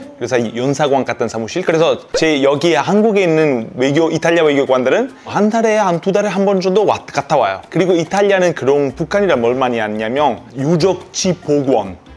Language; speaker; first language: Korean; non-native, fluent; Italian